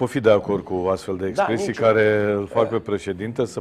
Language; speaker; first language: Romanian; native; Romanian